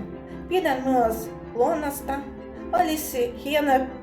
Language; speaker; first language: Finnish; non-native, learner; Ukrainian